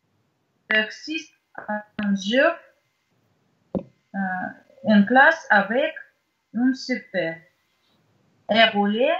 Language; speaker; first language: French; non-native, learner; Russian